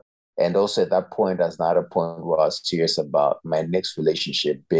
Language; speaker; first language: English; non-native, local second language; Shona